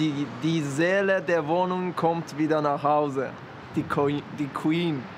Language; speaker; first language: German; non-native, learner; Persian